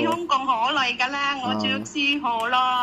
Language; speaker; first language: Cantonese; non-native, learner; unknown